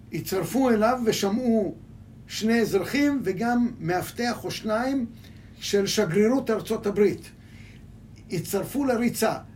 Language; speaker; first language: Hebrew; early bilingual, other home language; Hungarian